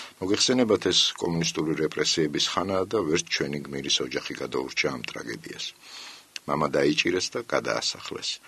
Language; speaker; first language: Georgian; native; Georgian